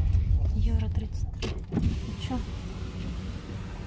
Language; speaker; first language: Russian; native; Russian